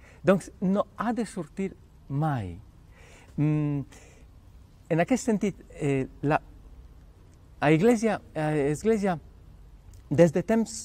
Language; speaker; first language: Catalan; non-native, fluent; Polish